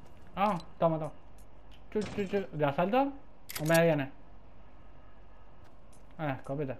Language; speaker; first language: Spanish; native; Spanish